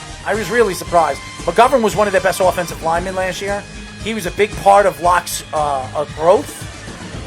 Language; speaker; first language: English; native; English